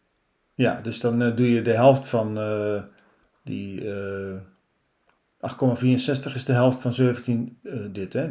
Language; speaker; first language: Dutch; native; Dutch